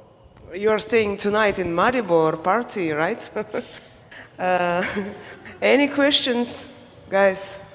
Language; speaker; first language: English; non-native, fluent; Slovenian